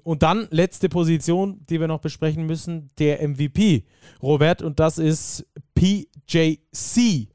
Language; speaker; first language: German; native; German